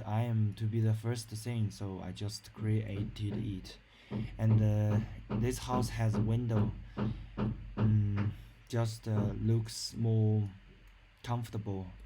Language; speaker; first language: English; non-native, learner; Chinese